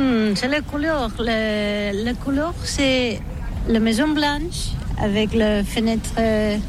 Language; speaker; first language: French; non-native, learner; Catalan